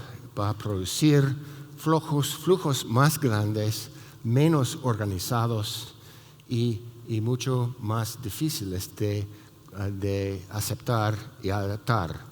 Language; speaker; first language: Spanish; non-native, fluent; English